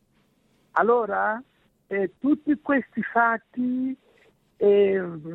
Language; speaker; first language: Italian; non-native, fluent; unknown